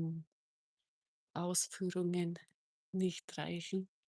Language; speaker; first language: German; non-native, fluent; Czech